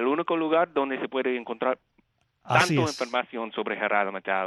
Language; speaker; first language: Spanish; early bilingual, heritage; Spanish